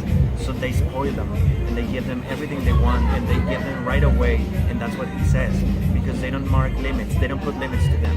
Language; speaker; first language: English; non-native, fluent; Spanish